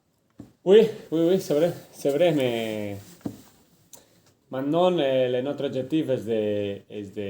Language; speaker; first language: French; non-native, fluent; Spanish